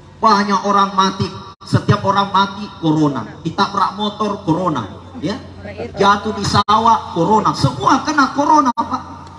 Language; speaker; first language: Indonesian; non-native, local second language; Buginese